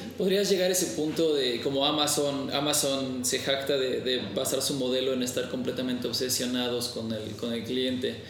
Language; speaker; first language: Spanish; native; Spanish